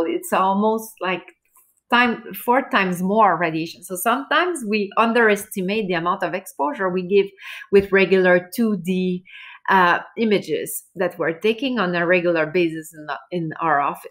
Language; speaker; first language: English; non-native, fluent; French